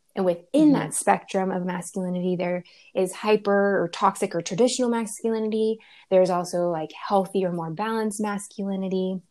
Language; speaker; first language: English; early bilingual, other home language; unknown